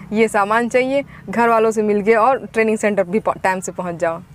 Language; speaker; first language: Hindi; native; Hindi